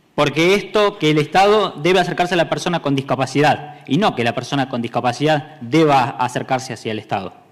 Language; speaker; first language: Spanish; native; Spanish